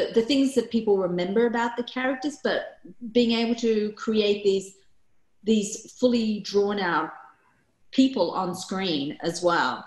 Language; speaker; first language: English; early bilingual, other home language; Korean